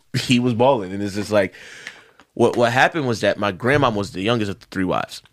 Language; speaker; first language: English; early bilingual, other home language; Yoruba